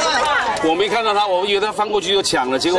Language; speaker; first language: Chinese; native; Chinese